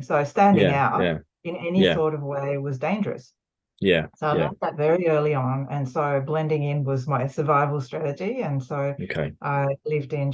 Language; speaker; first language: English; native; English